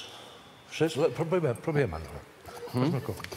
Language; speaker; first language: German; non-native, fluent; English